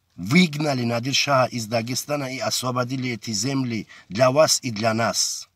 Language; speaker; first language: Russian; non-native, local second language; Avaric